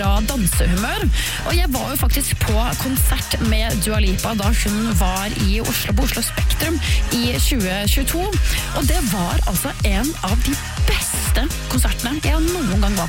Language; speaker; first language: Norwegian; native; Norwegian